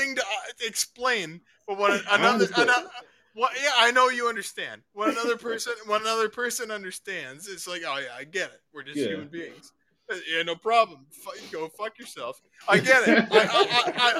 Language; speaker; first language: English; native; English